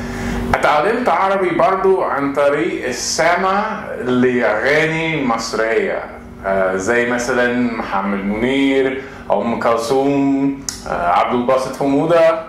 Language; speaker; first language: Arabic; non-native, fluent; English